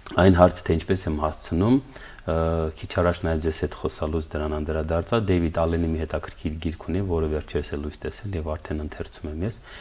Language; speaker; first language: Armenian; native; Armenian